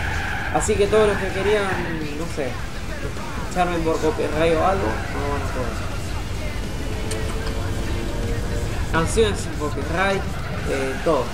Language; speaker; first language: Spanish; native; Spanish